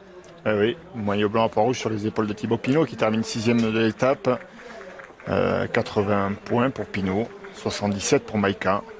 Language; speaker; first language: French; native; French